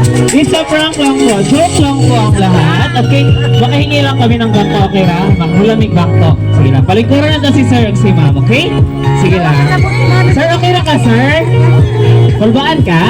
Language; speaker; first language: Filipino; non-native, local second language; Cebuano